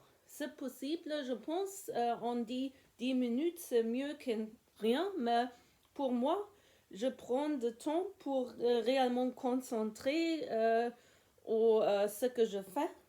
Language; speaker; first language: French; non-native, learner; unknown